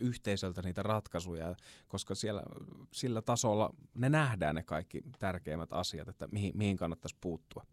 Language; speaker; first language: Finnish; native; Finnish